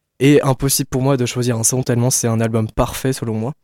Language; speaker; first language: French; native; French